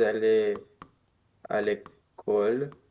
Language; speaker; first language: French; non-native, learner; Romanian